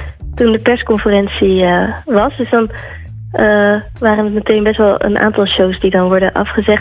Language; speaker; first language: Dutch; native; Dutch